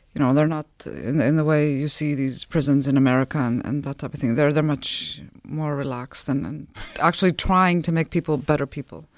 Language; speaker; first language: English; non-native, fluent; Icelandic